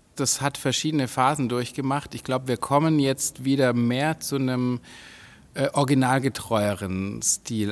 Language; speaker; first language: German; native; German